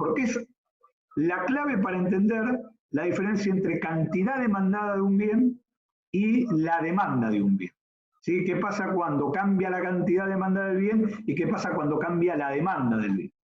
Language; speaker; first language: Spanish; native; Spanish